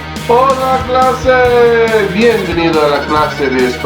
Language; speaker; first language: Spanish; non-native, fluent; English